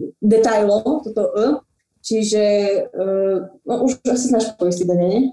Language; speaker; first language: Slovak; non-native, local second language; Rusyn